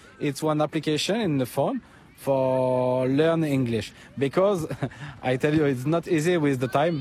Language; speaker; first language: English; non-native, learner; French